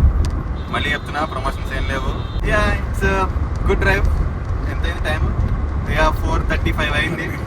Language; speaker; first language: Telugu; native; Telugu